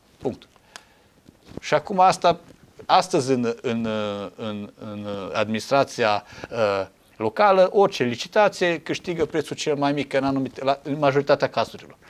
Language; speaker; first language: Romanian; non-native, local second language; Hungarian